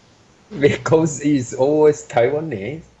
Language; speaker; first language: English; non-native, learner; Chinese